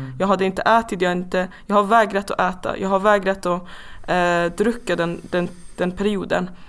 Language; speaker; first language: Swedish; non-native, fluent; Persian